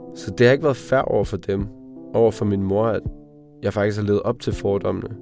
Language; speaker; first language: Danish; native; Danish